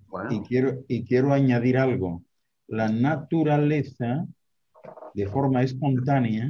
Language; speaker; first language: Spanish; native; Spanish